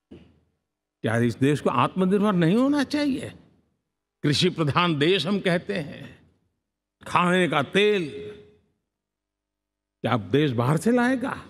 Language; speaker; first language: Hindi; non-native, local second language; Gujarati